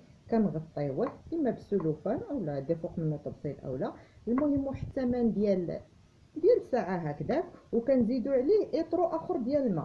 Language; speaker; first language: Arabic; native; Arabic